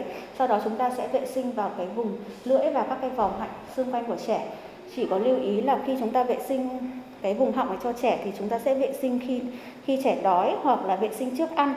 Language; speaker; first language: Vietnamese; native; Vietnamese